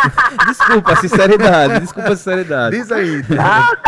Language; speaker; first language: Portuguese; native; Portuguese